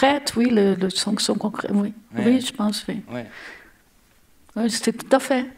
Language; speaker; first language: French; non-native, learner; Portuguese